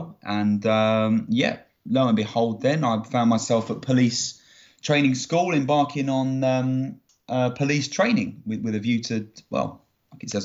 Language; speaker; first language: English; native; English